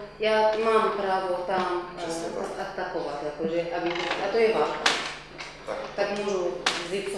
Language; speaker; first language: Czech; non-native, fluent; Arabic